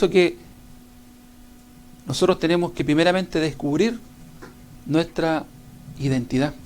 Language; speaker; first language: Spanish; native; Spanish